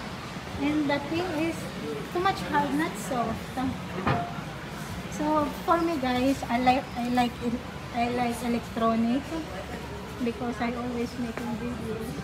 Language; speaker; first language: English; non-native, learner; Filipino